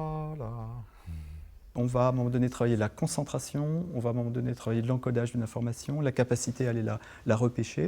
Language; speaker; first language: French; native; French